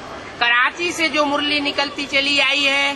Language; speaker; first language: Hindi; native; Hindi